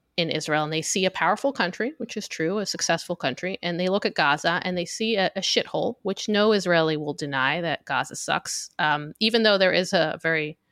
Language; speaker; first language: English; early bilingual, other home language; Hebrew